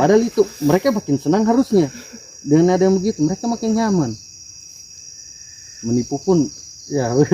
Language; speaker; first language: Indonesian; native; Indonesian